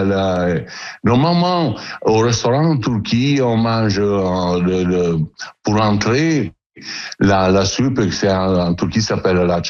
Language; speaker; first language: French; non-native, learner; Italian